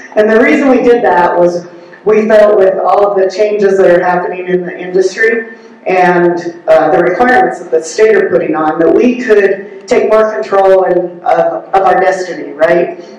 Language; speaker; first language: English; native; English